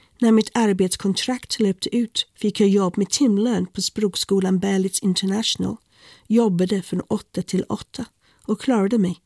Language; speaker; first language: Swedish; non-native, fluent; English